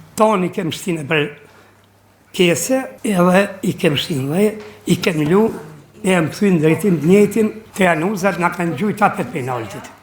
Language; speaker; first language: Albanian; native; Albanian